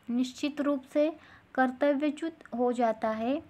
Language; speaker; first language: Hindi; non-native, local second language; Marathi